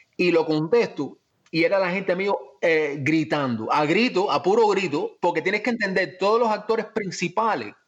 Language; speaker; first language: Spanish; early bilingual, heritage; Spanish